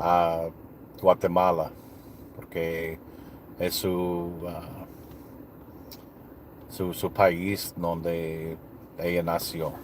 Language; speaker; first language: Spanish; non-native, learner; English